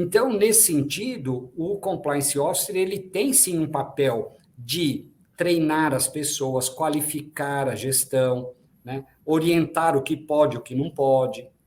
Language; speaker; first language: Portuguese; native; Portuguese